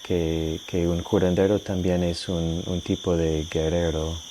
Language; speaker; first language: Spanish; non-native, fluent; English